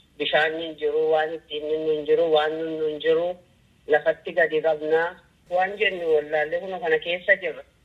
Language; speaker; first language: Oromo; native; Oromo